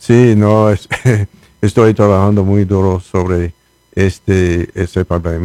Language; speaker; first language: Spanish; non-native, learner; English